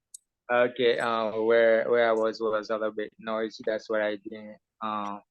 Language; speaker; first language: English; non-native, fluent; Haitian Creole